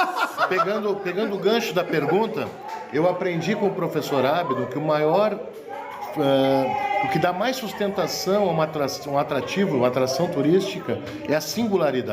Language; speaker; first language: Portuguese; native; Portuguese